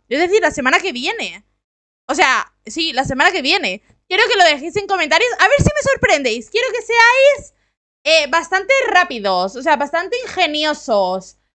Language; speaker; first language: Spanish; native; Spanish